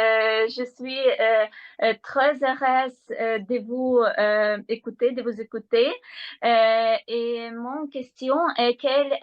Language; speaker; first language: French; non-native, learner; Ukrainian